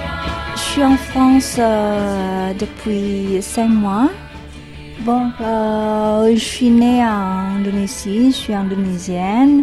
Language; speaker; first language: French; non-native, learner; Indonesian